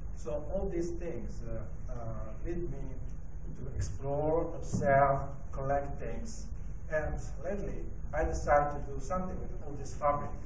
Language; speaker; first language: English; non-native, learner; Italian